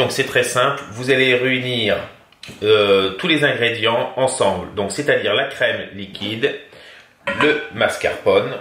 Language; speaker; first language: French; native; French